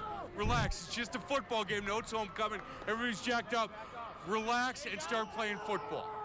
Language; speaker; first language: English; native; English